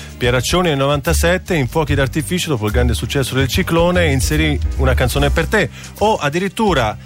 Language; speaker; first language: Italian; native; Italian